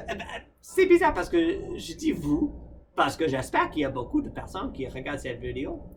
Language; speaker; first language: French; non-native, fluent; English